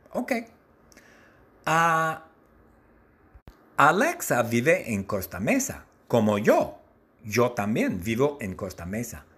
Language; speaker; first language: Spanish; non-native, learner; English